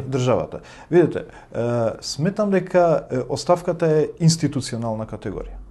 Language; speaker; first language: Macedonian; non-native, local second language; Albanian